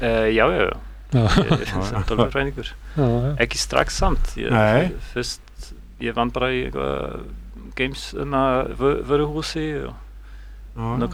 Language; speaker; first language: Icelandic; non-native, learner; Polish